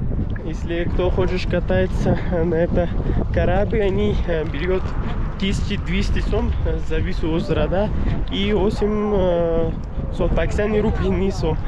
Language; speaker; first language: Russian; non-native, learner; Pashto